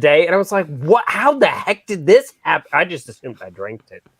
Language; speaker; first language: English; native; English